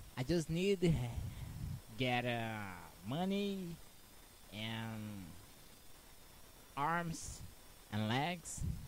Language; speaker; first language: English; non-native, learner; Portuguese